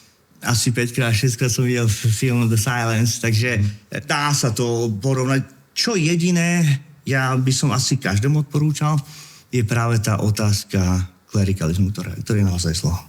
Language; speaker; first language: Slovak; native; Slovak